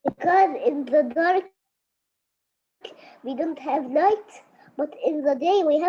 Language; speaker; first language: English; non-native, learner; Arabic